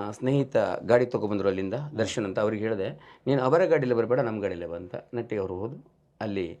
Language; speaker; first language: Kannada; non-native, local second language; Kodava